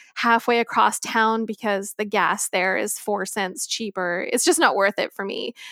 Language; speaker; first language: English; native; English